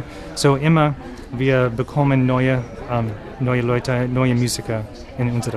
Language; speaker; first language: German; non-native, learner; English